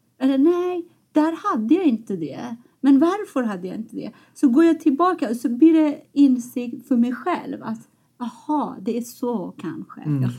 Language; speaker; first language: Swedish; non-native, fluent; Persian